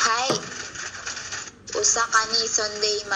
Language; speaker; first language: Japanese; non-native, learner; Filipino